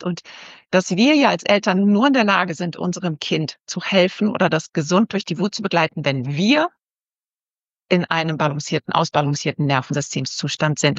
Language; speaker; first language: German; native; German